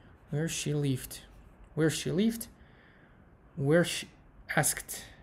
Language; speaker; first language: English; non-native, fluent; Kazakh